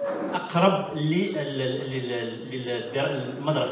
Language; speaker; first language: Arabic; native; Arabic